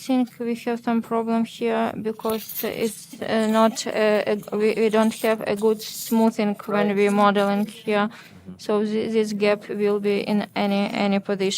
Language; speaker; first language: English; non-native, learner; Ukrainian